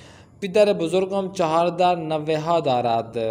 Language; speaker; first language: Persian; non-native, fluent; Urdu